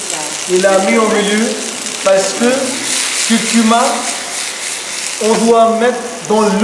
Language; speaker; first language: French; non-native, fluent; Hindi